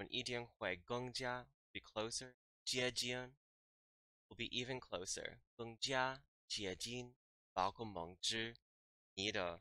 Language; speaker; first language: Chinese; non-native, learner; English